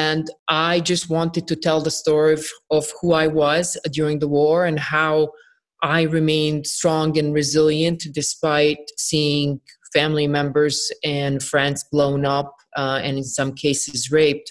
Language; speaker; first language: English; non-native, fluent; Bosnian